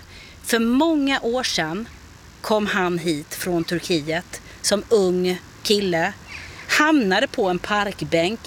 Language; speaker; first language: Swedish; native; Swedish